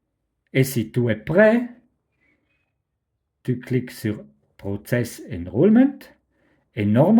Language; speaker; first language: French; non-native, fluent; German